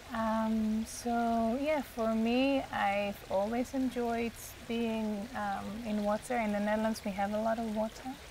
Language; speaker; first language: English; non-native, fluent; Dutch